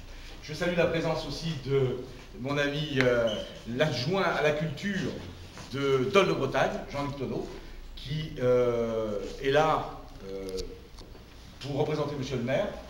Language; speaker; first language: French; native; French